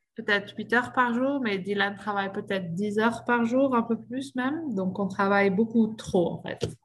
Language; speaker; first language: French; native; French